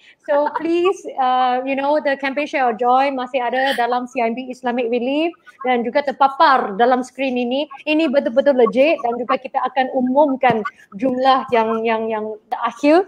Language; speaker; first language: Malay; non-native, local second language; Chinese